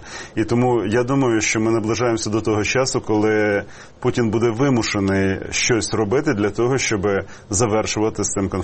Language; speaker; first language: Ukrainian; native; Ukrainian